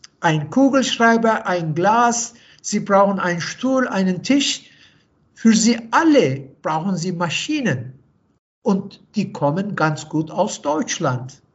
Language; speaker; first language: German; non-native, fluent; Turkish